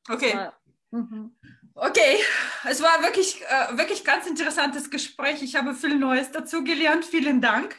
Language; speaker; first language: German; non-native, fluent; Russian